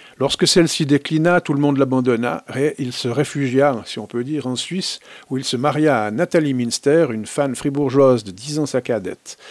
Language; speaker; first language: French; native; French